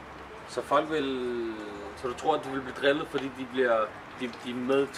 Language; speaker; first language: Danish; native; Danish